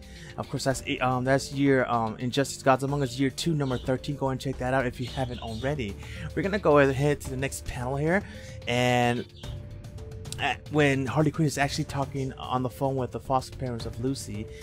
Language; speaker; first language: English; native; English